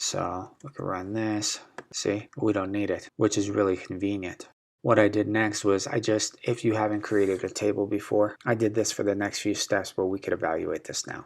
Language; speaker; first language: English; native; English